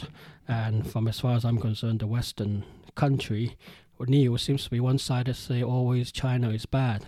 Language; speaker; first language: English; non-native, local second language; Cantonese